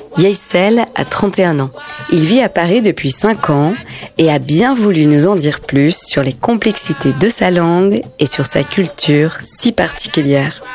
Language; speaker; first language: French; native; French